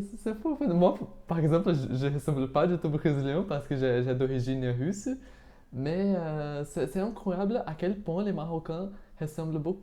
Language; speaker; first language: French; non-native, fluent; Portuguese